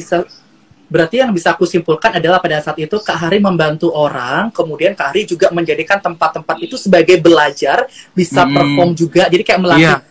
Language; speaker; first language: Indonesian; native; Indonesian